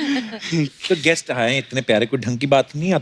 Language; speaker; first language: Hindi; native; Hindi